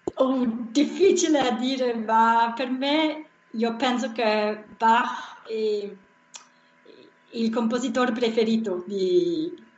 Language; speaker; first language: Italian; non-native, fluent; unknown